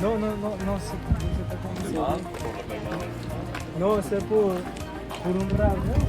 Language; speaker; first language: French; non-native, learner; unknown